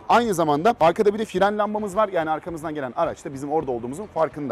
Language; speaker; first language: Turkish; native; Turkish